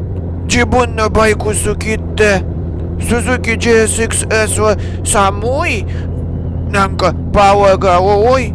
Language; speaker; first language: Japanese; non-native, learner; Russian